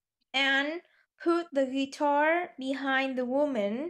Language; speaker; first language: English; non-native, fluent; Vietnamese